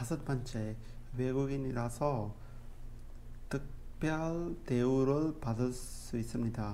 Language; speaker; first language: Korean; non-native, learner; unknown